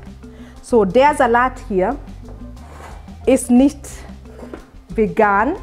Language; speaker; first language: German; non-native, fluent; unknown